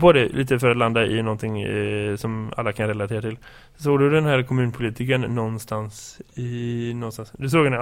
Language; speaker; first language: Swedish; native; Swedish